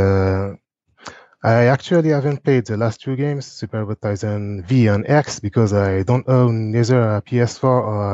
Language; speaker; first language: English; non-native, fluent; French